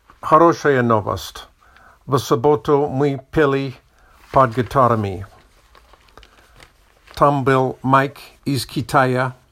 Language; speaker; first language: Russian; non-native, learner; English